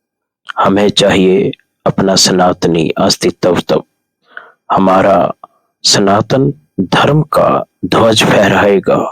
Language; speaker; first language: Hindi; native; Hindi